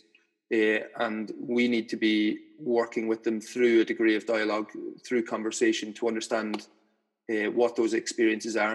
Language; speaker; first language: English; native; English